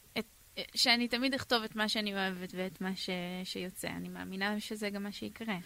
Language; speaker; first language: Hebrew; native; Hebrew